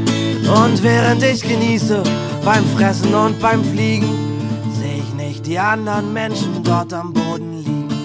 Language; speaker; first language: German; native; German